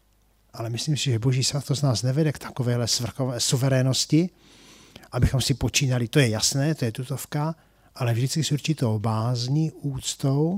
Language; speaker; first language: Czech; native; Czech